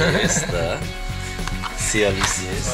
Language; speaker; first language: Russian; non-native, learner; Turkish